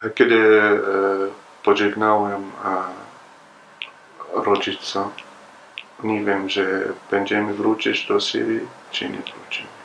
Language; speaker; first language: Polish; non-native, learner; Arabic